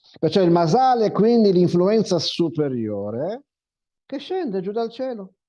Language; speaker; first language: Italian; non-native, fluent; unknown